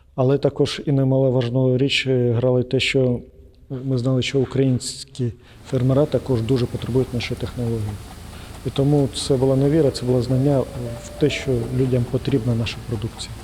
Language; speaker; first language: Ukrainian; native; Ukrainian